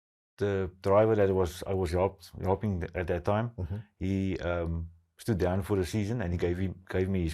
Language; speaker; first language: English; non-native, local second language; Afrikaans